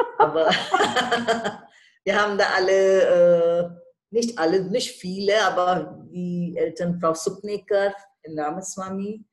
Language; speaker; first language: German; non-native, fluent; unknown